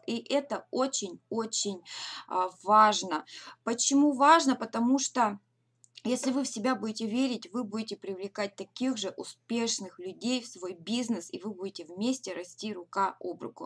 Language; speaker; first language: Russian; native; Russian